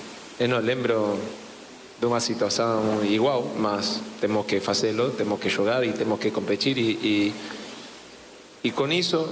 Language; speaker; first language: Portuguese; non-native, learner; Spanish